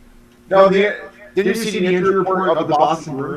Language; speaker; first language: English; native; English